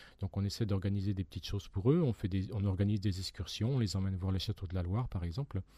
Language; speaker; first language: French; native; French